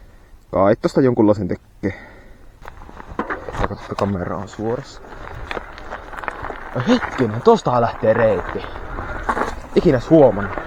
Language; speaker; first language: Finnish; native; Finnish